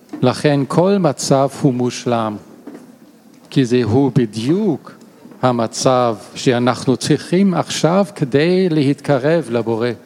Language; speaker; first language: Hebrew; non-native, learner; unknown